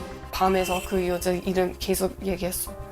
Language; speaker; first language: Korean; non-native, learner; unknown